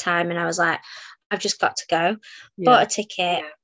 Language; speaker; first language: English; native; English